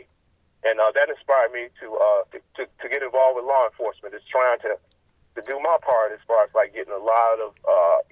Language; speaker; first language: English; native; English